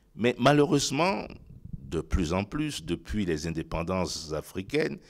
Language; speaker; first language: French; non-native, local second language; Ewe